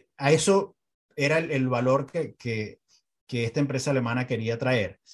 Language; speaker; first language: Spanish; native; Spanish